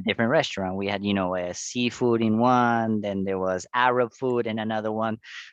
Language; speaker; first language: English; non-native, fluent; Spanish